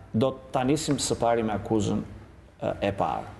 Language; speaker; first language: Albanian; non-native, local second language; Greek